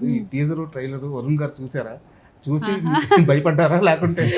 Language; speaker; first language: Telugu; native; Telugu